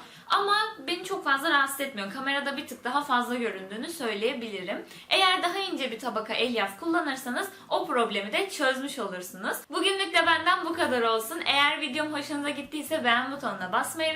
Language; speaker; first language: Turkish; native; Turkish